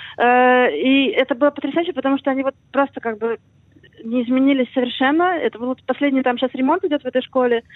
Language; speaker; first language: Russian; native; Russian